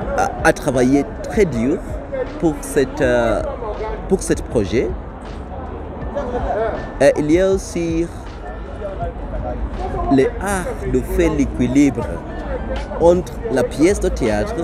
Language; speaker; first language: French; non-native, learner; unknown